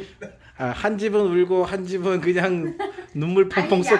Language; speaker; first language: Korean; native; Korean